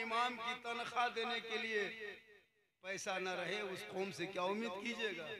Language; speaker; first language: Hindi; native; Hindi